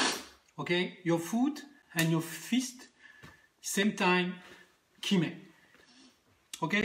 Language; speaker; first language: English; non-native, learner; French